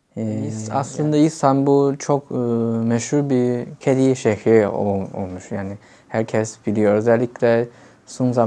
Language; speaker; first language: Turkish; non-native, fluent; Chinese